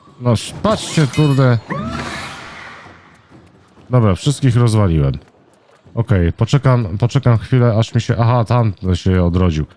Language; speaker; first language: Polish; native; Polish